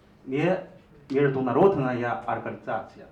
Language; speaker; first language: Russian; non-native, learner; Chinese